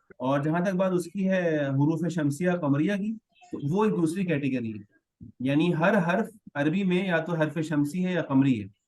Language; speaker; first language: Urdu; native; Urdu